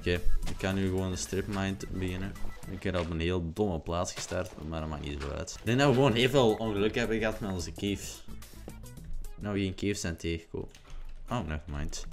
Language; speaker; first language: Dutch; native; Dutch